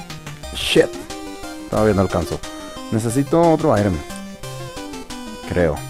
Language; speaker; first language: Spanish; native; Spanish